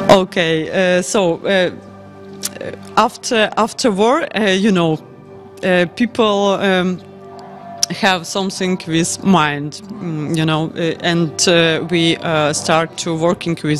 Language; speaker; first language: English; non-native, learner; Ukrainian